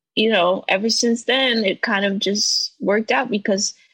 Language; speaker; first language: English; native; English